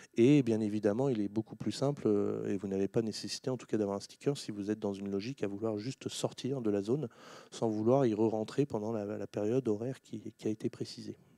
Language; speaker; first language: French; native; French